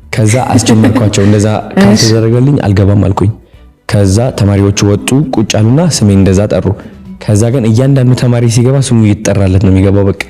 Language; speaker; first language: Amharic; non-native, local second language; Tigrinya